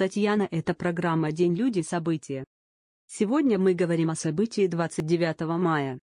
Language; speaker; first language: Russian; native; Russian